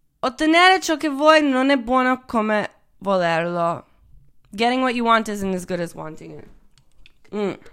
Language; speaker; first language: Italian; non-native, fluent; Croatian